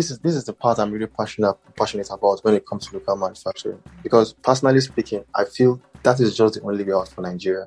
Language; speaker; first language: English; non-native, local second language; Hausa